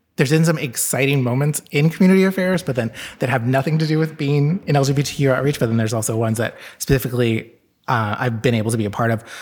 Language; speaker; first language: English; native; English